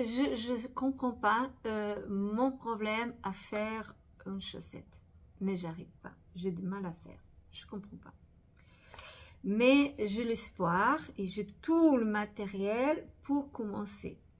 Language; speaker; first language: French; non-native, fluent; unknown